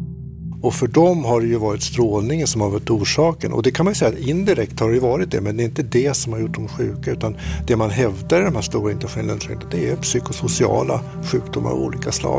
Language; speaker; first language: Swedish; native; Swedish